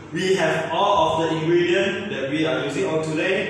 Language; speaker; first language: English; non-native, local second language; Chinese